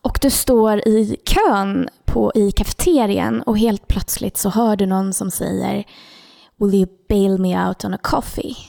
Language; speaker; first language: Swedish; native; Swedish